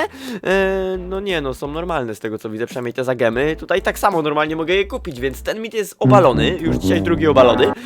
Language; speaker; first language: Polish; native; Polish